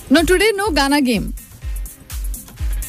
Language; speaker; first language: English; non-native, learner; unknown